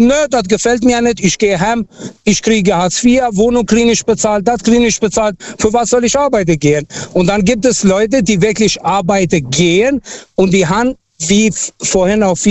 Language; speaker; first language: German; non-native, fluent; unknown